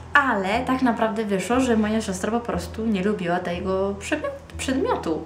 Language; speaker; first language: Polish; early bilingual, other home language; Italian